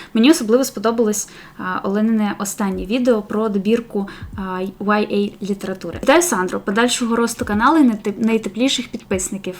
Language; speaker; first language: Ukrainian; non-native, local second language; Russian